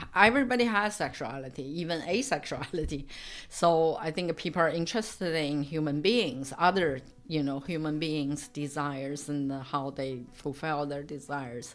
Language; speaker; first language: English; non-native, fluent; Chinese